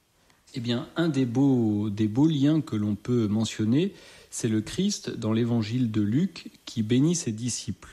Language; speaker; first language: French; native; French